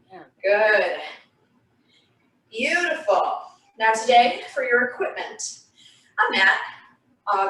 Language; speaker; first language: English; native; English